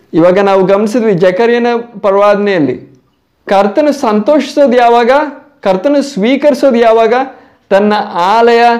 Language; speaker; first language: Kannada; non-native, local second language; Malayalam